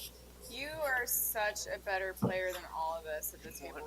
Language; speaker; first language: English; native; English